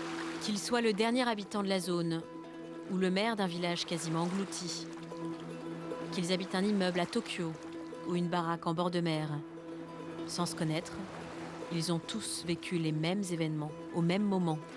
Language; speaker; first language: French; native; French